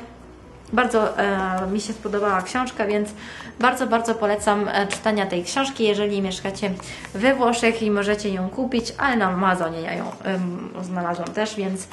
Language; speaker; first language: Polish; non-native, fluent; Italian